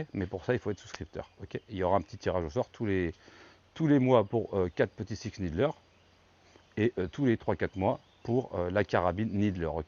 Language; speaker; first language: French; native; French